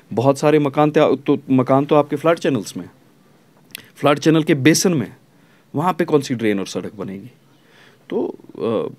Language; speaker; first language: Hindi; non-native, local second language; Kashmiri